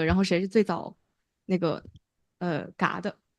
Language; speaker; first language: Chinese; native; Chinese